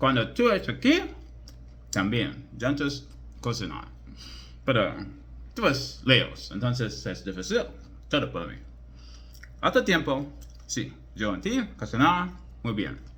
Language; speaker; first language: Spanish; non-native, learner; English